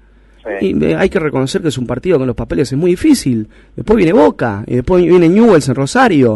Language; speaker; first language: Spanish; native; Spanish